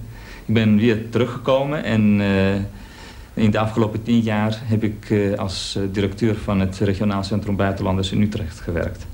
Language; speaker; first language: Dutch; early bilingual, other home language; Greek